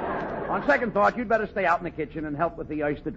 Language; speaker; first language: English; native; English